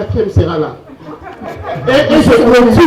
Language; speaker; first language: French; non-native, local second language; Lingala